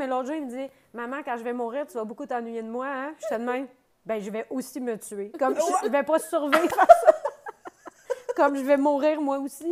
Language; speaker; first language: French; native; French